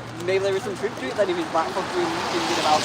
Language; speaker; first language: English; native; English